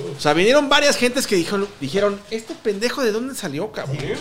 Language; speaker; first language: Spanish; native; Spanish